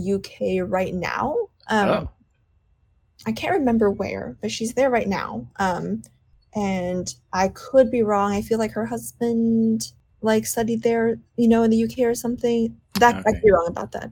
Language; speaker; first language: English; non-native, local second language; Cantonese